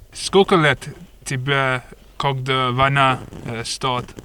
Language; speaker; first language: Russian; non-native, learner; English